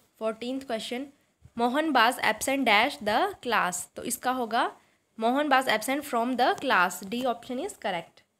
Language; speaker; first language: Hindi; native; Hindi